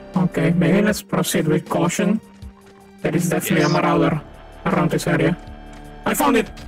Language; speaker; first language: English; non-native, fluent; Spanish